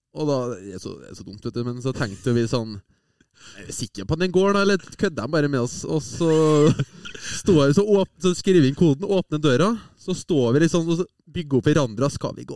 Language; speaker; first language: Norwegian; native; Norwegian